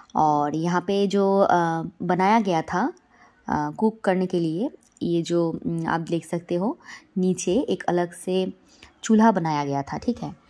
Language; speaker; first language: Hindi; non-native, local second language; Bangla